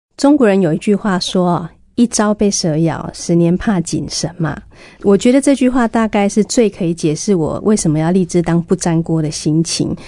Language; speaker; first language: Chinese; native; Chinese